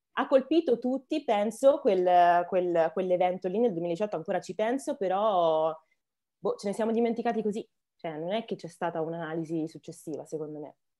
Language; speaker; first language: Italian; early bilingual, other home language; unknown